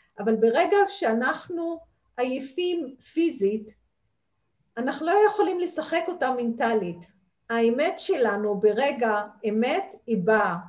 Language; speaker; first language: Hebrew; non-native, local second language; Arabic